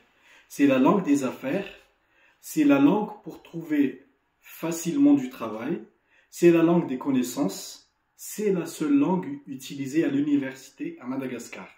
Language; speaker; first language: French; non-native, local second language; Malagasy